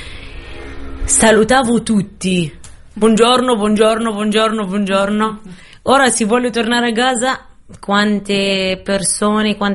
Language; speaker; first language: Italian; non-native, fluent; Arabic